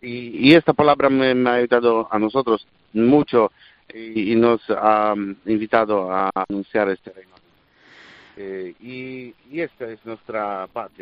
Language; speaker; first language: Spanish; non-native, fluent; Polish